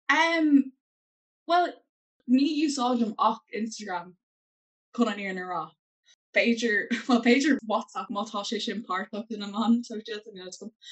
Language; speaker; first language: Irish; non-native, local second language; English